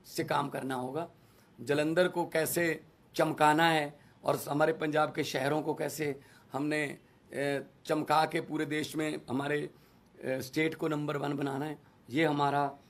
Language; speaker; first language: Hindi; non-native, local second language; Punjabi